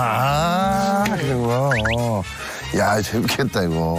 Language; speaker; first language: Korean; native; Korean